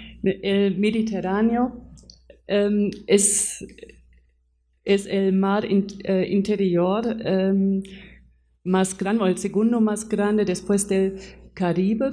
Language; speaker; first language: Spanish; non-native, fluent; German